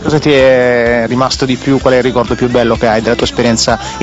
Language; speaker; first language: Italian; native; Italian